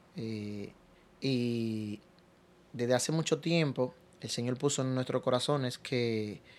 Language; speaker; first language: Spanish; native; Spanish